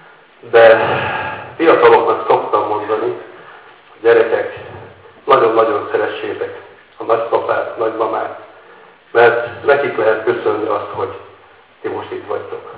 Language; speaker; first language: Hungarian; native; Hungarian